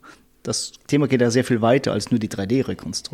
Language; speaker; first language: German; native; German